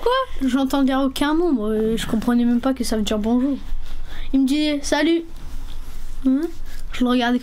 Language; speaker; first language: French; early bilingual, other home language; Romanian